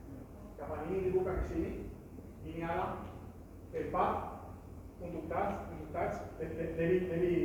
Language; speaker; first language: Indonesian; non-native, learner; Spanish